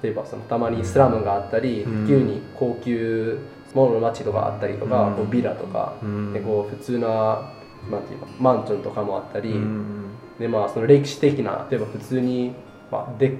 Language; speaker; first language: Japanese; non-native, fluent; Arabic